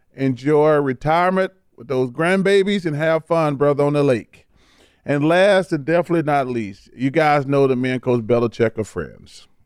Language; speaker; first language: English; native; English